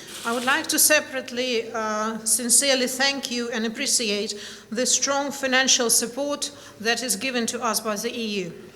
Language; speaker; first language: English; non-native, fluent; Ukrainian